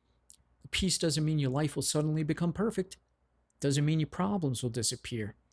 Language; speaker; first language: English; native; English